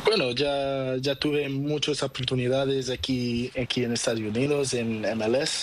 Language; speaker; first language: Spanish; non-native, learner; Portuguese